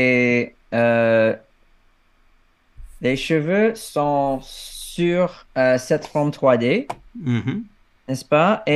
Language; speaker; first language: French; non-native, fluent; English